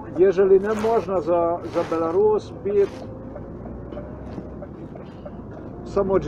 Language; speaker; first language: Russian; non-native, learner; Polish